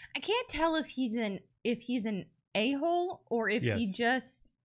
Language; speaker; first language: English; native; English